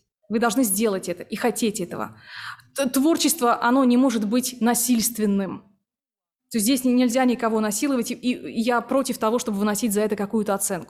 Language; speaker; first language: Russian; native; Russian